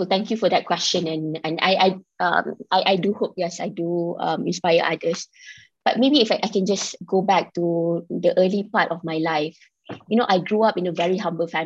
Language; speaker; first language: English; non-native, local second language; Malay